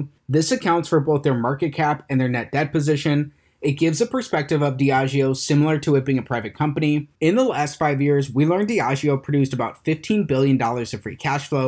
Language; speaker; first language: English; native; English